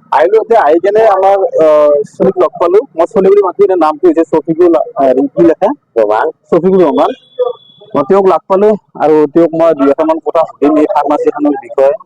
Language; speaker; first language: Assamese; non-native, local second language; Bangla